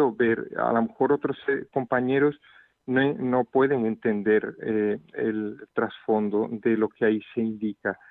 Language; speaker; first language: Spanish; native; Spanish